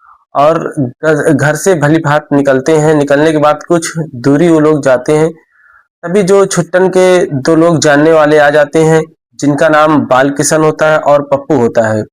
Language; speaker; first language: Hindi; native; Hindi